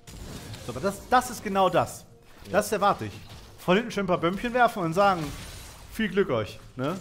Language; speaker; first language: German; native; German